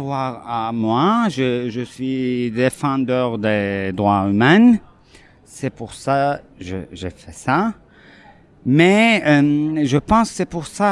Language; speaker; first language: French; non-native, fluent; Turkish